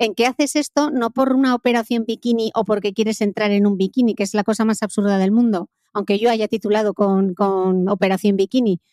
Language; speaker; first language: Spanish; native; Spanish